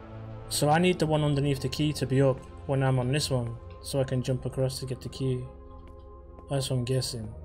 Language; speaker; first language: English; native; English